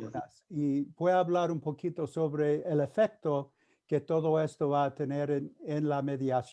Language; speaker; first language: Spanish; non-native, fluent; English